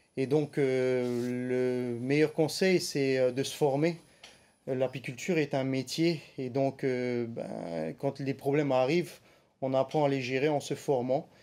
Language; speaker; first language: French; native; French